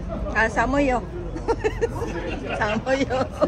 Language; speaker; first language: Japanese; non-native, fluent; Filipino